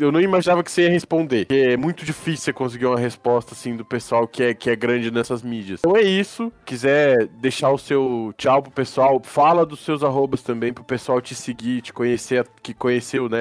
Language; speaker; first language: Portuguese; native; Portuguese